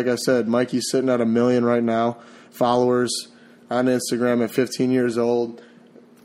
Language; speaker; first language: English; native; English